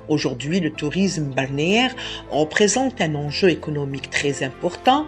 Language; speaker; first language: French; non-native, local second language; Arabic